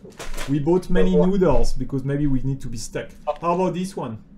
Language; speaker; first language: English; non-native, fluent; French